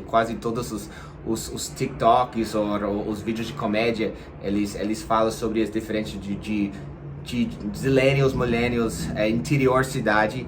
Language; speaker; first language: Portuguese; non-native, fluent; English